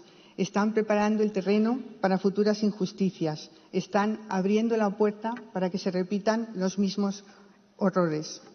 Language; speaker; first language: Spanish; native; Spanish